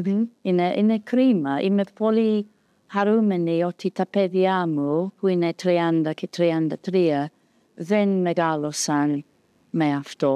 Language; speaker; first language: Greek; non-native, fluent; English